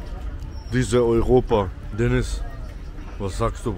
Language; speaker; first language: German; early bilingual, other home language; Albanian